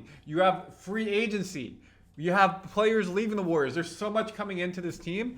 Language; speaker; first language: English; native; English